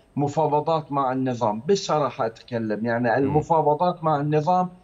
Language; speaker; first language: Arabic; non-native, fluent; Turkish